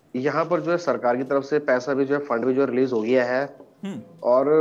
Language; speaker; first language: Hindi; native; Hindi